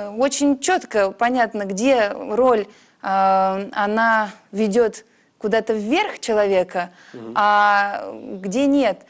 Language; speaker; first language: Russian; early bilingual, heritage; Russian